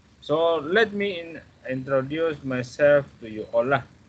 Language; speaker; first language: English; non-native, fluent; Malay